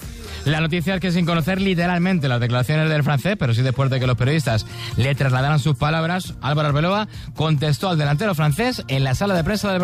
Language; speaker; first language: Spanish; native; Spanish